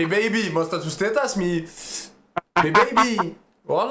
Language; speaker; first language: Spanish; non-native, learner; French